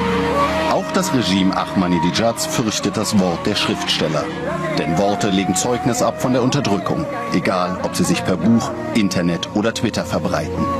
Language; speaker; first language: German; native; German